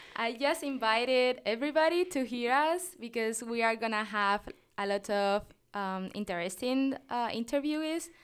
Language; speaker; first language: English; non-native, fluent; Spanish